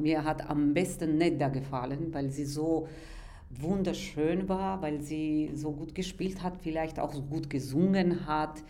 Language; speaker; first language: German; non-native, fluent; Armenian